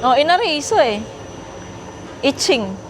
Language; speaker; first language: Korean; non-native, local second language; Filipino